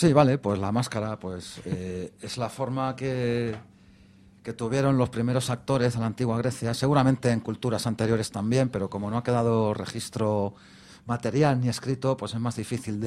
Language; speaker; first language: Spanish; native; Spanish